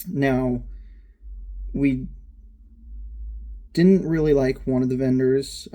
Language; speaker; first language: English; native; English